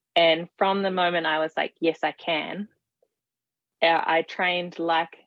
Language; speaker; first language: English; native; English